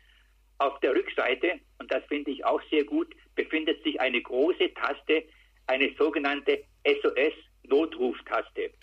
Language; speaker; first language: German; native; German